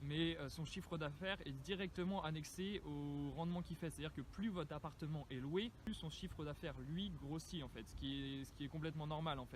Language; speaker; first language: French; native; French